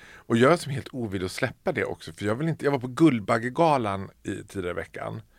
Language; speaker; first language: Swedish; native; Swedish